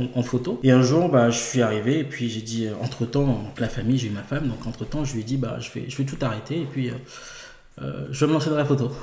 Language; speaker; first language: French; non-native, local second language; Ewe